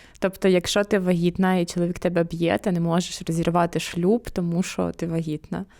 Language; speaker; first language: Ukrainian; native; Ukrainian